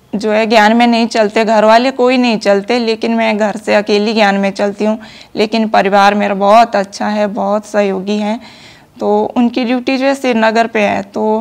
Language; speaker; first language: Hindi; native; Hindi